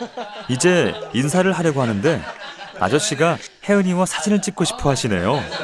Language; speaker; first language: Korean; native; Korean